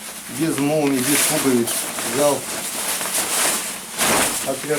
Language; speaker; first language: Russian; native; Russian